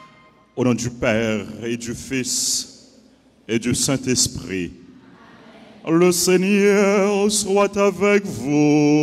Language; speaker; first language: French; non-native, local second language; Haitian Creole